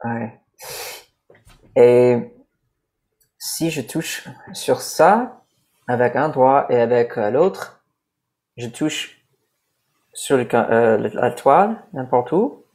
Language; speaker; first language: French; non-native, learner; English